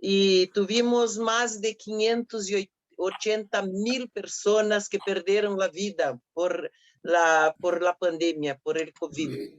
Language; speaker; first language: Spanish; non-native, fluent; Portuguese